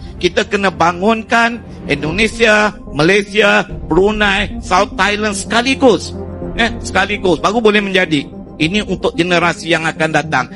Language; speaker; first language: Malay; native; Malay